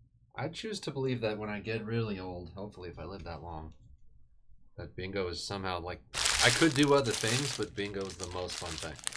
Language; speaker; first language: English; native; English